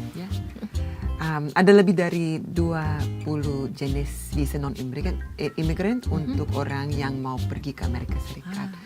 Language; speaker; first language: Indonesian; non-native, learner; English